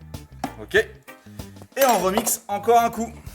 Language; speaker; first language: French; native; French